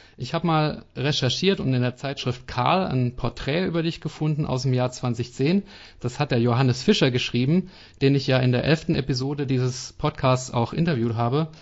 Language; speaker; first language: German; native; German